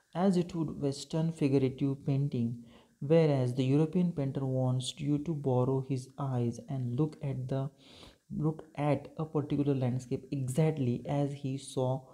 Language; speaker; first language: English; non-native, local second language; Marathi